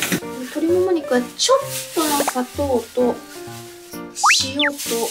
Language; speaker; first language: Japanese; native; Japanese